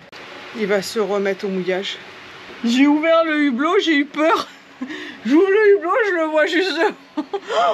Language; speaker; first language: French; native; French